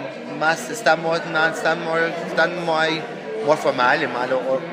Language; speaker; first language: Spanish; non-native, learner; English